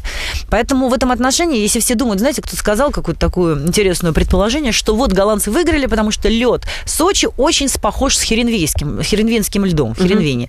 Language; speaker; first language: Russian; native; Russian